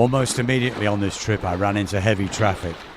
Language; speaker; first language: English; native; English